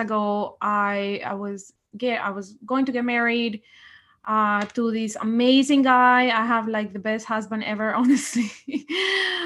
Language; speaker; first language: English; non-native, fluent; Spanish